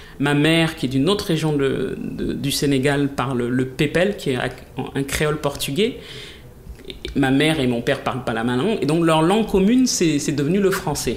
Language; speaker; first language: French; native; French